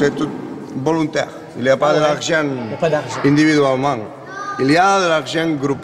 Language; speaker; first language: French; non-native, learner; Catalan